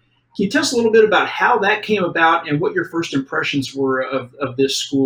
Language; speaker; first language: English; native; English